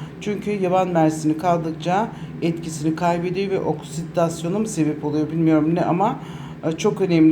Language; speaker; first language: Turkish; native; Turkish